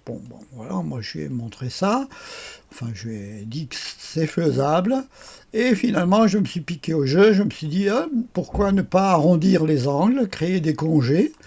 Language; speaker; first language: French; native; French